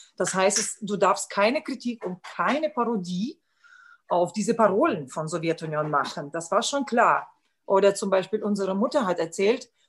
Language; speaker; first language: German; non-native, fluent; Lithuanian